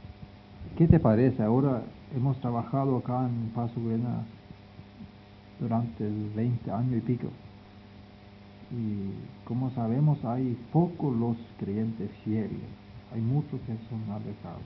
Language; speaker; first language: Spanish; non-native, fluent; Norwegian